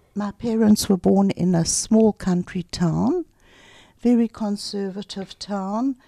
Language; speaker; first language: English; native; English